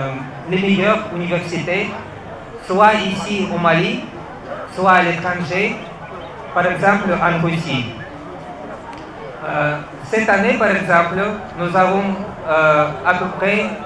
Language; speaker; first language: French; non-native, fluent; Russian